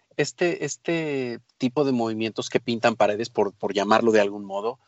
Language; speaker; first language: Spanish; native; Spanish